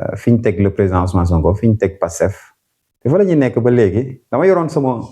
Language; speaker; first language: Wolof; non-native, local second language; Jola-Fonyi